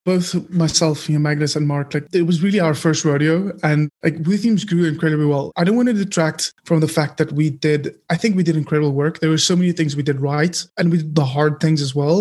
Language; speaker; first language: English; non-native, local second language; Afrikaans